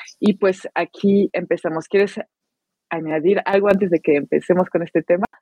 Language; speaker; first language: Spanish; non-native, fluent; French